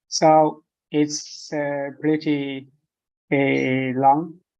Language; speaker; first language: English; non-native, fluent; Chinese